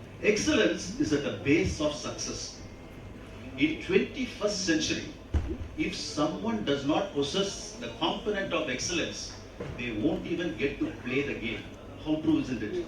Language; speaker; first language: English; non-native, local second language; Tamil